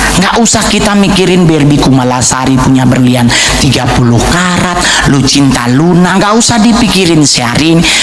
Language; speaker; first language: Indonesian; native; Indonesian